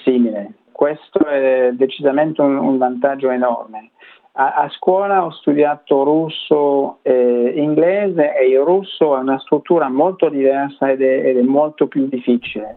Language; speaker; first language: Italian; non-native, fluent; French